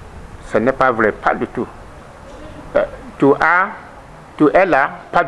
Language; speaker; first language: French; non-native, learner; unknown